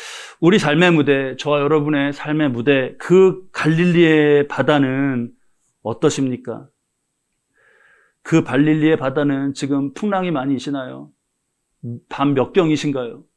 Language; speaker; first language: Korean; native; Korean